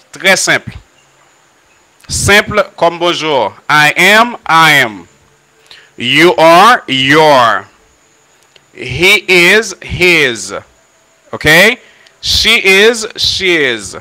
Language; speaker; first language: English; non-native, fluent; Haitian Creole